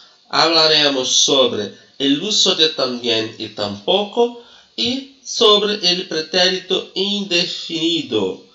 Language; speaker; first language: Spanish; non-native, fluent; Portuguese